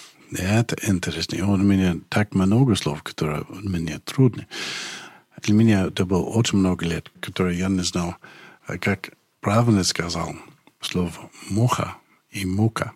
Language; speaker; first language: Russian; non-native, learner; English